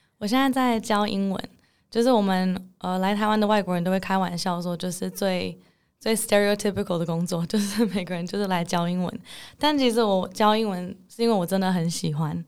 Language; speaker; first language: Chinese; early bilingual, heritage; English